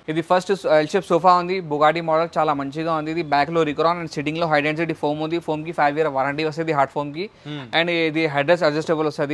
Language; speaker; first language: Telugu; non-native, local second language; Urdu